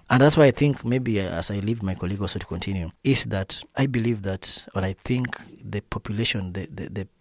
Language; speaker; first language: English; non-native, local second language; Luo (Kenya and Tanzania)